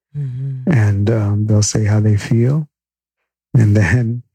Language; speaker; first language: English; native; English